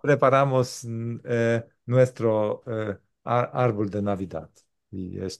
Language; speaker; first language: Spanish; non-native, learner; Polish